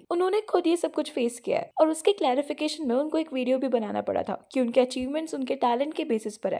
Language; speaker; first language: Hindi; native; Hindi